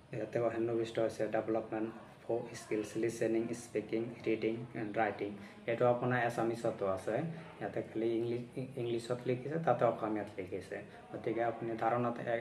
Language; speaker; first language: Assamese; non-native, local second language; Bangla